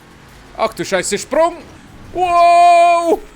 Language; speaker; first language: German; native; German